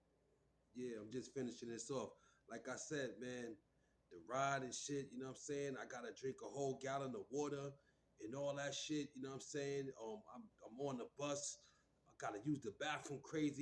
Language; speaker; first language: English; native; English